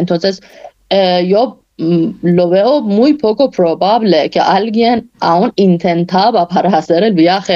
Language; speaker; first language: Spanish; non-native, fluent; Persian